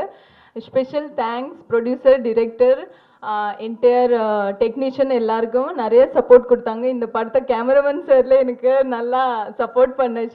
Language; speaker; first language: Tamil; non-native, learner; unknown